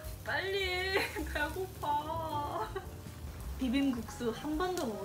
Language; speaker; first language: Korean; non-native, learner; English